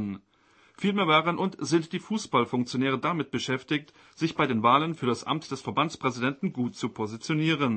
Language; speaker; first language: German; native; German